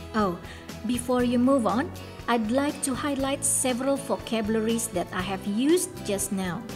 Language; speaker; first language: English; non-native, fluent; Indonesian